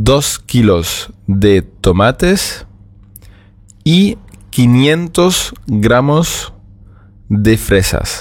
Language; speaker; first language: Spanish; non-native, fluent; German